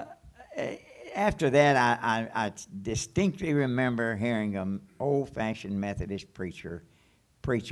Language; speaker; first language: English; native; English